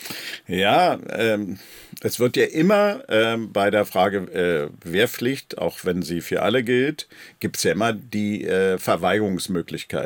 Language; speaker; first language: German; native; German